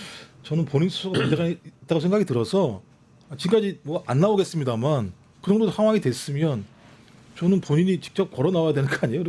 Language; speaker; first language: Korean; native; Korean